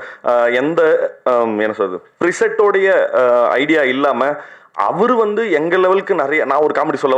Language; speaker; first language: Tamil; native; Tamil